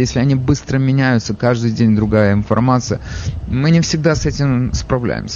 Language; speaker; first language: Russian; native; Russian